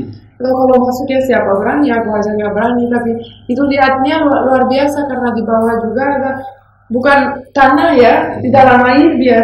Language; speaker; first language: Indonesian; non-native, fluent; Romanian